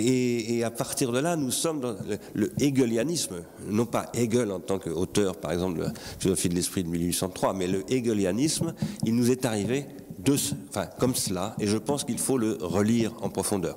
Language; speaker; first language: French; native; French